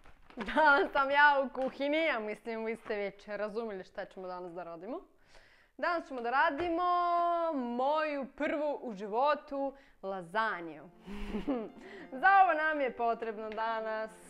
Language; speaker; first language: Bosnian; non-native, learner; Russian